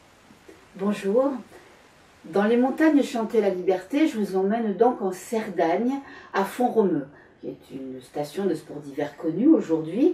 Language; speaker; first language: French; native; French